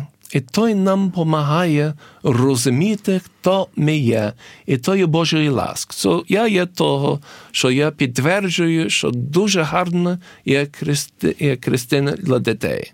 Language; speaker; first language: Ukrainian; early bilingual, heritage; English